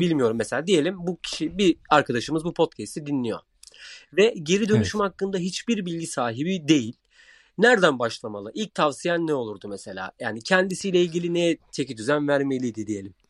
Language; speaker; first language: Turkish; native; Turkish